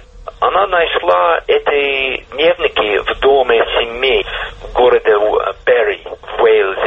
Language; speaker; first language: Russian; non-native, fluent; English